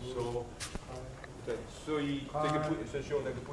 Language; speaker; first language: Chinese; non-native, learner; French